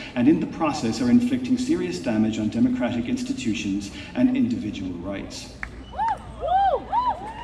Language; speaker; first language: English; native; English